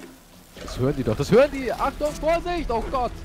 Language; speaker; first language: German; native; German